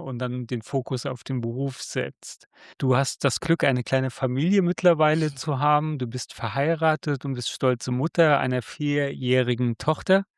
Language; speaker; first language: German; native; German